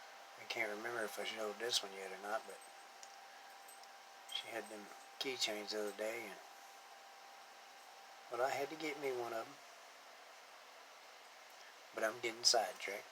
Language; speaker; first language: English; native; English